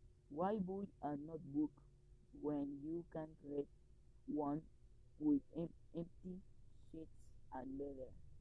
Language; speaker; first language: English; non-native, learner; Spanish